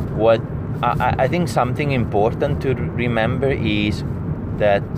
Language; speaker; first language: English; non-native, fluent; Italian